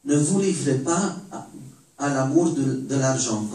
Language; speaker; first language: French; non-native, learner; Arabic